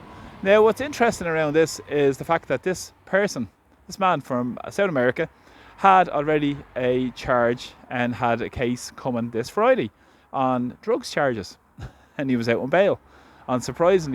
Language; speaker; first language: English; native; English